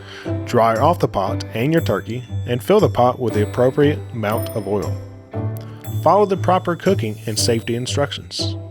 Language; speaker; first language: English; native; English